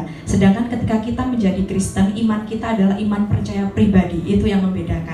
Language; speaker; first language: Indonesian; native; Indonesian